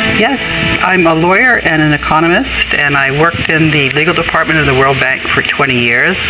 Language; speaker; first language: English; native; English